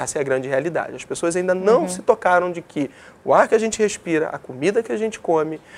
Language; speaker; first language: Portuguese; native; Portuguese